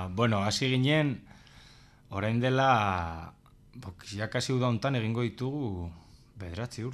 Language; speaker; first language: Basque; non-native, local second language; Spanish